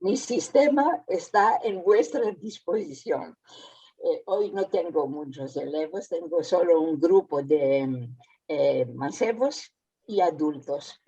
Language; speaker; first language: Spanish; early bilingual, heritage; Spanish